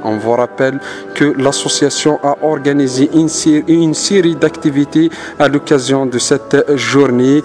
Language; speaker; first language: French; non-native, local second language; Arabic